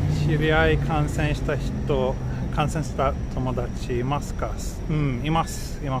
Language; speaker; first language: Japanese; non-native, fluent; Swedish